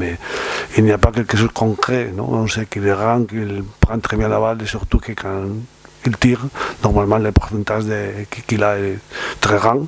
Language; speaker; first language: French; non-native, fluent; Spanish